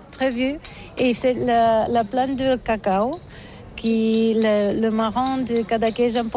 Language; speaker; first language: French; non-native, learner; Catalan